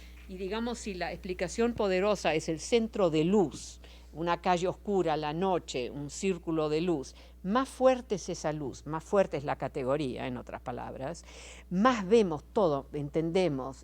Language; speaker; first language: Spanish; non-native, fluent; Dutch